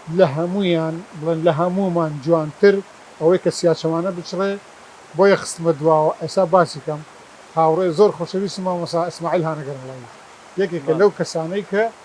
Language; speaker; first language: Central Kurdish; non-native, local second language; Gurani